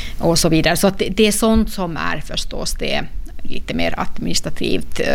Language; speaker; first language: Swedish; non-native, local second language; Finnish